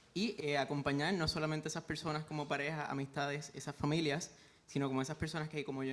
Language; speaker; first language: Spanish; native; Spanish